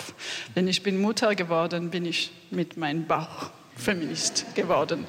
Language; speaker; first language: German; non-native, learner; French